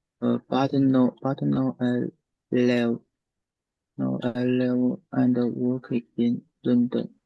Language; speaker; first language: English; non-native, learner; Chinese